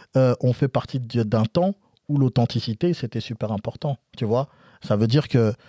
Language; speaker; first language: French; native; French